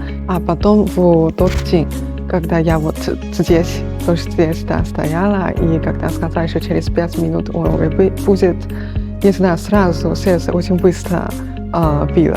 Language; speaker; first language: Russian; non-native, fluent; Chinese